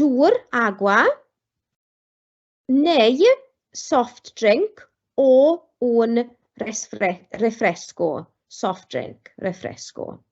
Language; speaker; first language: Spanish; non-native, fluent; Welsh